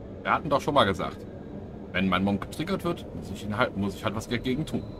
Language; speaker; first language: German; native; German